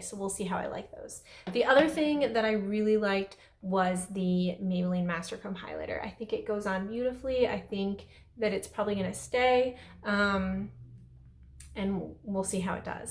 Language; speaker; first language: English; native; English